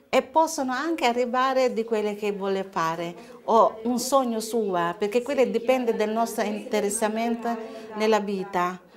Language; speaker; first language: Italian; non-native, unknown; Filipino